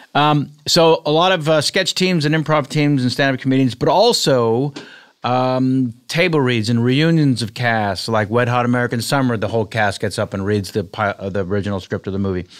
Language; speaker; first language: English; native; English